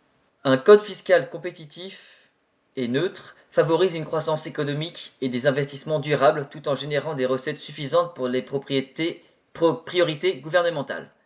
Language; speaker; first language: French; native; French